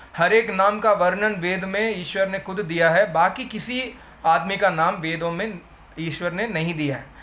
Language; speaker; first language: Hindi; non-native, local second language; Tamil